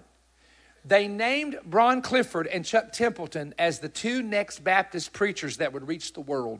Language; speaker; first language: English; native; English